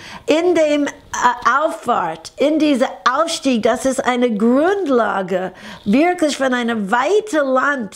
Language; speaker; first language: German; non-native, fluent; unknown